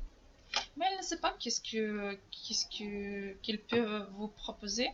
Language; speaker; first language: French; non-native, fluent; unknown